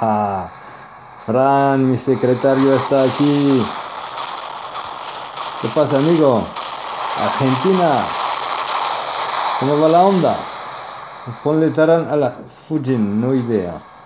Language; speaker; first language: Spanish; non-native, learner; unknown